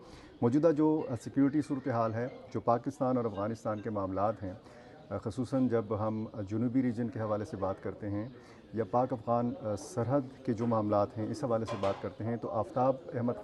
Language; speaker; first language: Urdu; non-native, local second language; Pashto